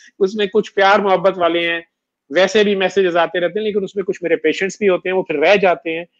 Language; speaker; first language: Urdu; non-native, local second language; Punjabi